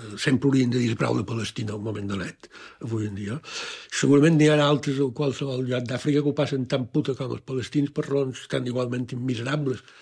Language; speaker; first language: Catalan; native; Catalan